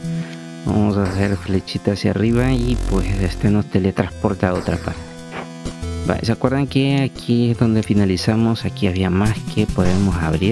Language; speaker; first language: Spanish; native; Spanish